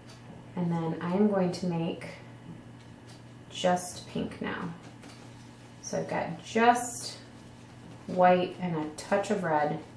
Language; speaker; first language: English; native; English